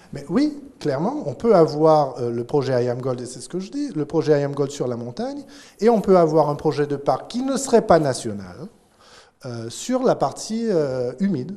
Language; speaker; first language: French; native; French